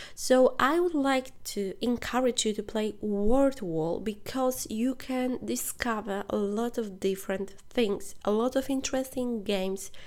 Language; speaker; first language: English; non-native, fluent; Polish